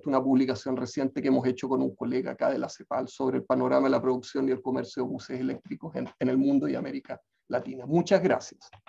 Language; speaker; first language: Spanish; native; Spanish